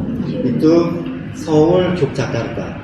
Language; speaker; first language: Indonesian; non-native, learner; Korean